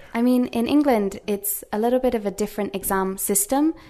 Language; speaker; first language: English; native; English